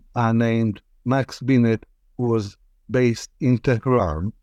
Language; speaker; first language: English; non-native, fluent; Arabic